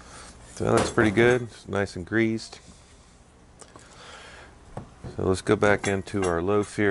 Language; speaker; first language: English; native; English